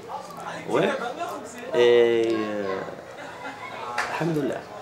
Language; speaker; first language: French; non-native, local second language; Arabic